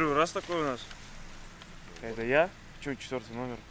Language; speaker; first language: Russian; native; Russian